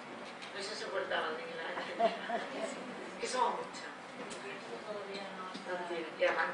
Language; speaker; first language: Spanish; native; Spanish